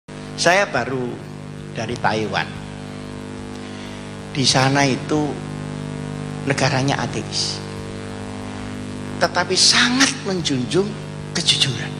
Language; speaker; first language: Indonesian; non-native, local second language; Javanese